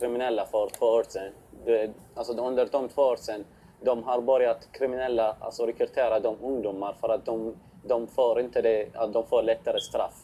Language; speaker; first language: Swedish; non-native, fluent; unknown